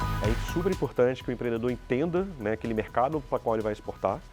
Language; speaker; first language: Portuguese; native; Portuguese